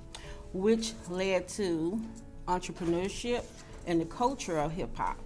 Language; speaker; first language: English; native; English